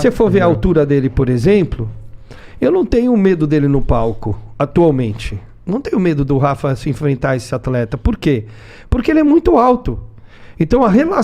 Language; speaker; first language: Portuguese; native; Portuguese